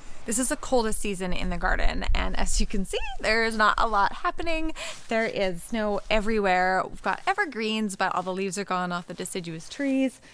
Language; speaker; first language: English; native; English